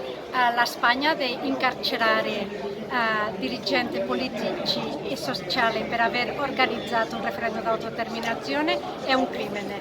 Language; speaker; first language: Italian; non-native, fluent; Catalan